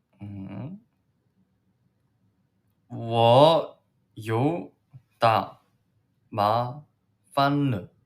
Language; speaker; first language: Chinese; non-native, learner; Korean